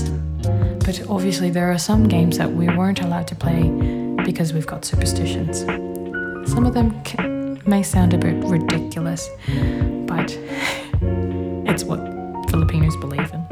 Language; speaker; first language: English; non-native, local second language; Filipino